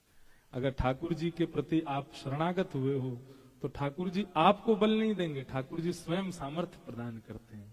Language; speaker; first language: Hindi; native; Hindi